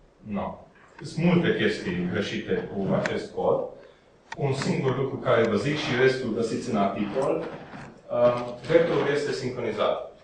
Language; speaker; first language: Romanian; non-native, local second language; Hungarian